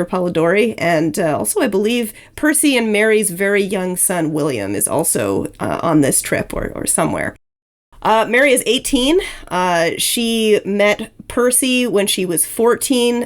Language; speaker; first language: English; native; English